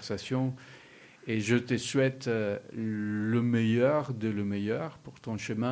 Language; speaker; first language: French; non-native, learner; Spanish